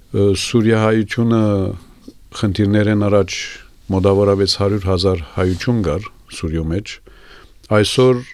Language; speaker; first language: Armenian; early bilingual, heritage; Armenian